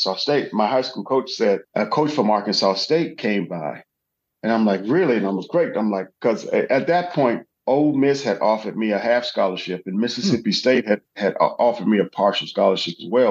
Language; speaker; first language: English; native; English